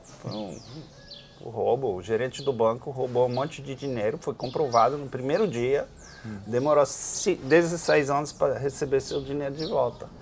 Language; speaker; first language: Portuguese; non-native, fluent; Dutch